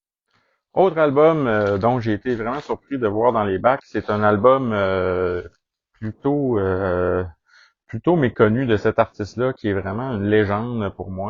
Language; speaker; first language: French; native; French